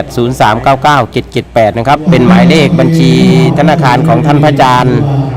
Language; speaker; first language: Thai; native; Thai